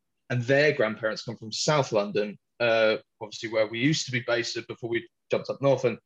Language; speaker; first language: English; native; English